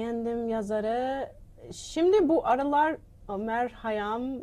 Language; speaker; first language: Turkish; non-native, learner; English